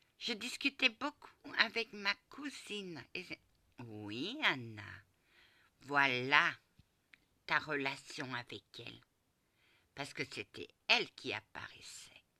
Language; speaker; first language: French; early bilingual, other home language; Portuguese